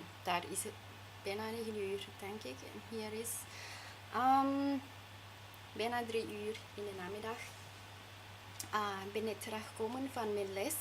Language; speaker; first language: Dutch; non-native, fluent; Thai